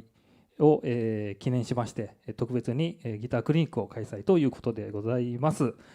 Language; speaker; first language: Japanese; native; Japanese